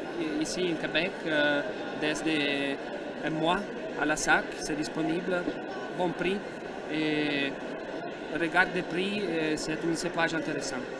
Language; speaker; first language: French; non-native, learner; Italian